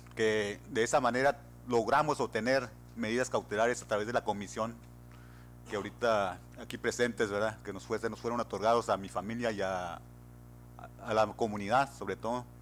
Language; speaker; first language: Spanish; native; Spanish